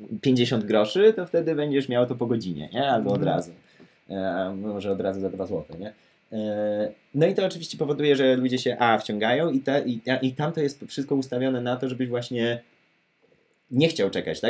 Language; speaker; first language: Polish; native; Polish